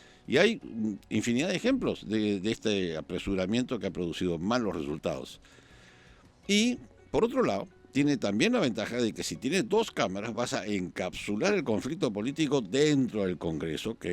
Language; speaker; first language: Spanish; native; Spanish